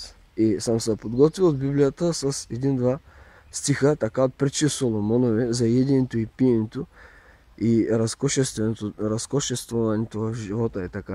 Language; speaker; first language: Bulgarian; native; Bulgarian